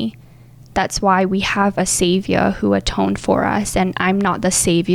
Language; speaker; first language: English; native; English